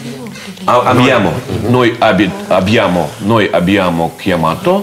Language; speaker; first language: Italian; non-native, learner; Russian